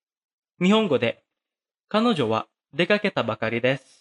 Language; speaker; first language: Japanese; non-native, fluent; Indonesian